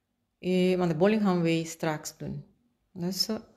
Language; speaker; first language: Dutch; non-native, fluent; Spanish